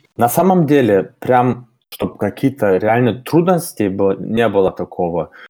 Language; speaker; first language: Russian; early bilingual, heritage; German